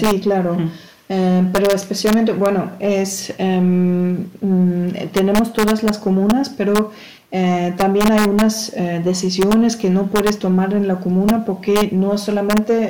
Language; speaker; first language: Spanish; non-native, learner; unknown